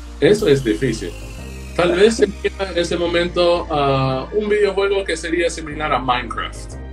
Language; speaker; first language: Spanish; non-native, fluent; English